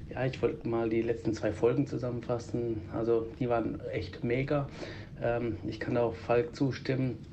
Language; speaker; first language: German; early bilingual, heritage; Greek